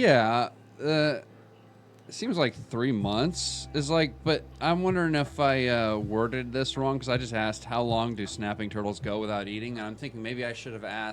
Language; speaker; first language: English; native; English